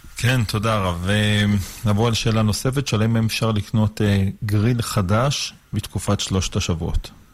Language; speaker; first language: Hebrew; native; Hebrew